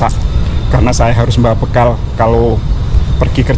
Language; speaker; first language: Indonesian; native; Indonesian